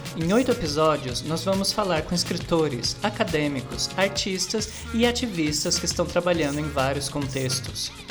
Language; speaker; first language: Portuguese; native; Portuguese